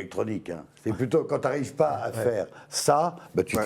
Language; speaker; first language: French; native; French